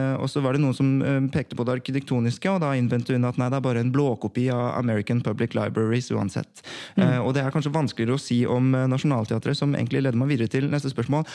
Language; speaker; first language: Norwegian; early bilingual, other home language; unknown